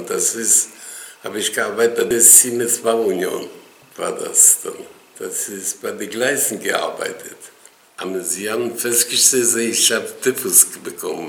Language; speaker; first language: German; non-native, learner; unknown